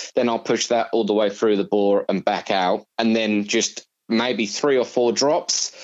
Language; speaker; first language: English; native; English